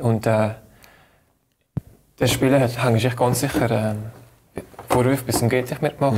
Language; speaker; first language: German; native; German